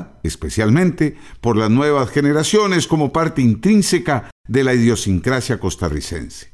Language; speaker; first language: Spanish; native; Spanish